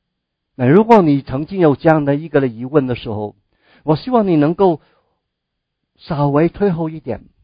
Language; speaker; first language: Chinese; native; Chinese